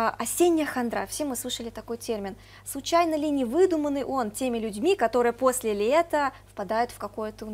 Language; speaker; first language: Russian; native; Russian